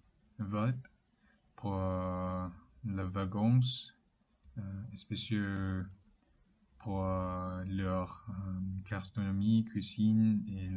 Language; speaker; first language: French; non-native, learner; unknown